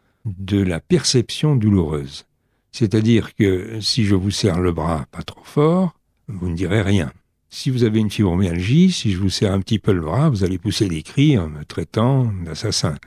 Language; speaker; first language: French; native; French